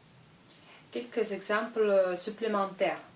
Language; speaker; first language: French; non-native, fluent; Russian